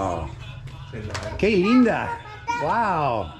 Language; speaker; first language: Spanish; non-native, learner; English